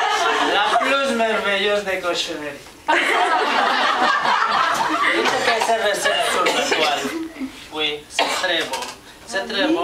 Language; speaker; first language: French; non-native, learner; Portuguese